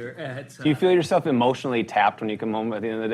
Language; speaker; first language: English; native; English